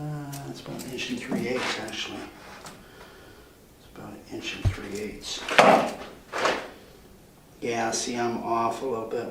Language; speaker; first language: English; native; English